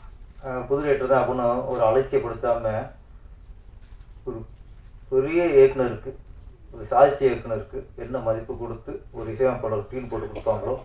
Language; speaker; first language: Tamil; native; Tamil